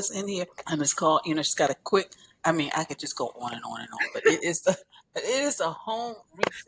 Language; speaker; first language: English; native; English